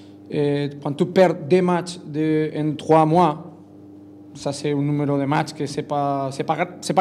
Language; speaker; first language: French; non-native, learner; Spanish